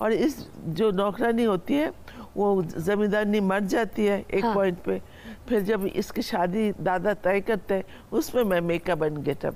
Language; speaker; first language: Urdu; non-native, fluent; Bangla